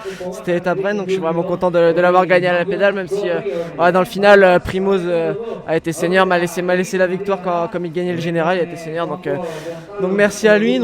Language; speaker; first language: French; native; French